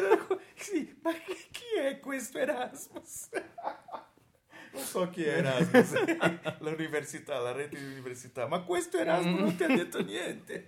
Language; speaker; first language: Italian; non-native, fluent; Portuguese